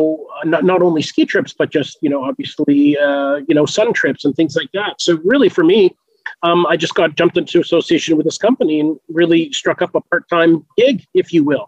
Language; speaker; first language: English; native; English